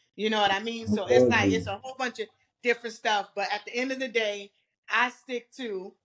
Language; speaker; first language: English; native; English